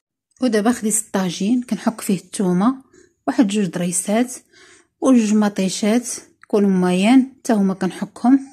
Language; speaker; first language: Arabic; native; Arabic